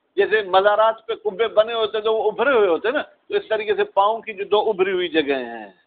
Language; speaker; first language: Urdu; non-native, local second language; Sindhi